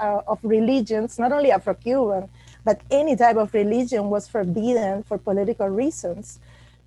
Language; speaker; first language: English; non-native, fluent; Spanish